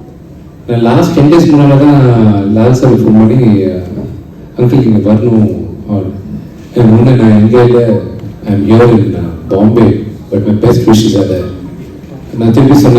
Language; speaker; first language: Tamil; non-native, local second language; Telugu